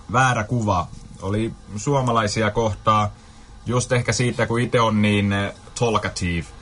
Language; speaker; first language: Finnish; non-native, fluent; Kurdish